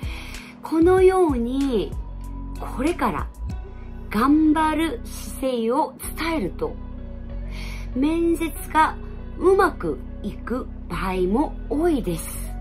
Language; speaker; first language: Japanese; non-native, fluent; Korean